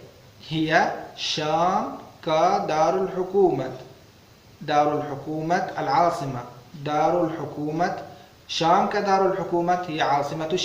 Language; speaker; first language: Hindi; non-native, learner; Arabic